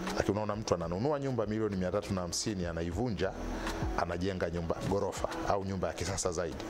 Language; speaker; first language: Swahili; native; Swahili